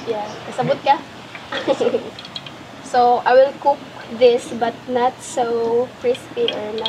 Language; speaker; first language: English; non-native, learner; Cebuano